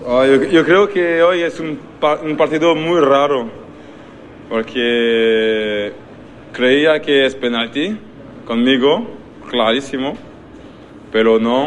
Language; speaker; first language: Spanish; non-native, learner; French